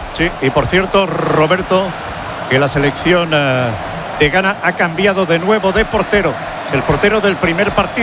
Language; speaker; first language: Spanish; native; Spanish